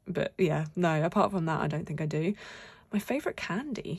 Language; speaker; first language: English; native; English